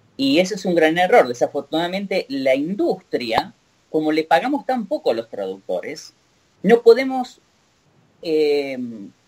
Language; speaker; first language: Spanish; native; Spanish